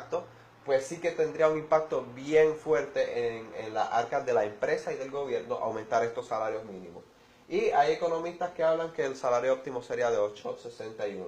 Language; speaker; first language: Spanish; native; Spanish